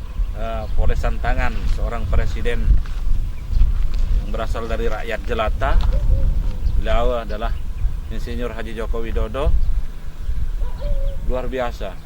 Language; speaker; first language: Indonesian; non-native, local second language; Sasak